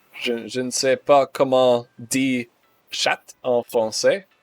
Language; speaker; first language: French; non-native, learner; English